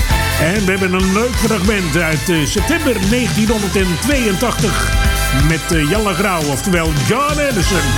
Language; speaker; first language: Dutch; native; Dutch